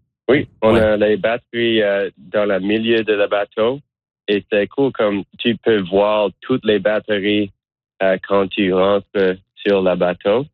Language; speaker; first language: French; non-native, learner; English